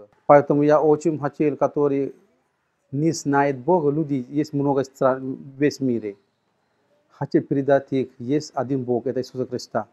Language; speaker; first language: Russian; non-native, learner; Sinhala